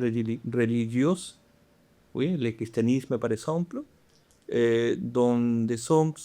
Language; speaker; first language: French; non-native, fluent; Spanish